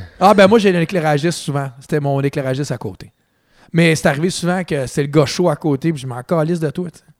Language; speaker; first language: French; native; French